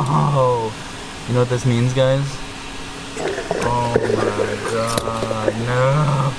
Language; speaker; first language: English; native; English